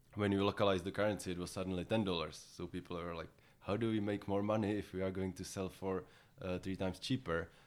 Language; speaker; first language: English; non-native, fluent; Czech